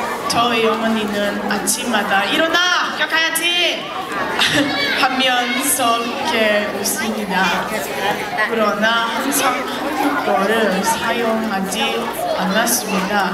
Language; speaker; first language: Korean; early bilingual, heritage; English